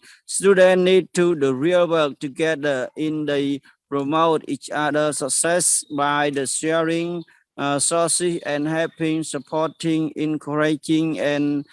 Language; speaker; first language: English; non-native, learner; Khmer